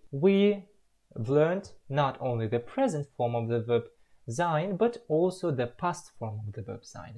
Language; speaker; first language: English; non-native, fluent; Russian